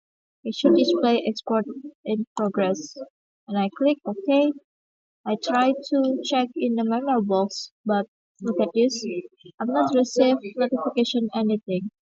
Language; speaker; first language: English; non-native, learner; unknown